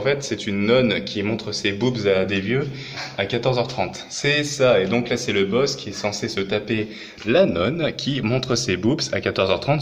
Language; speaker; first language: French; native; French